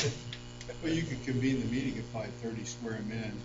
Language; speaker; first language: English; native; English